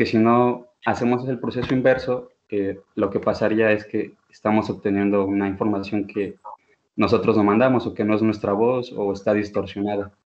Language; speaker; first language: Spanish; native; Spanish